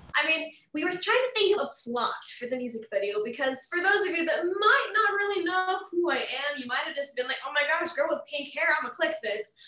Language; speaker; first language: English; native; English